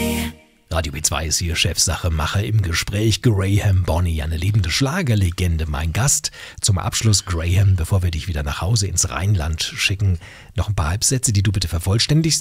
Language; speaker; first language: German; native; German